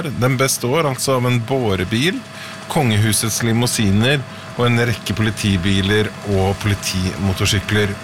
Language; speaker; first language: Norwegian; native; Norwegian